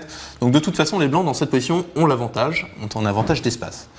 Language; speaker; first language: French; native; French